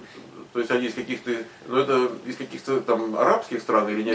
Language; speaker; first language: Russian; native; Russian